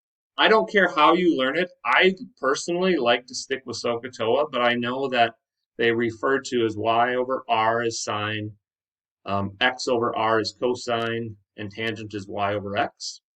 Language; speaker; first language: English; native; English